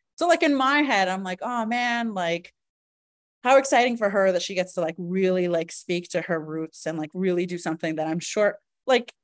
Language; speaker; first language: English; early bilingual, other home language; Spanish